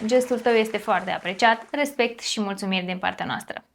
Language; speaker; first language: Romanian; native; Romanian